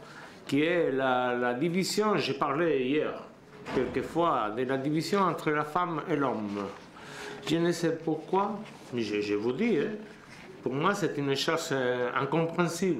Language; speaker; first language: French; non-native, learner; Spanish